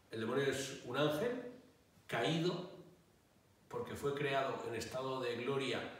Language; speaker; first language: Spanish; native; Spanish